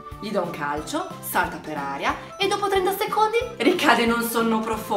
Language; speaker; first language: Italian; native; Italian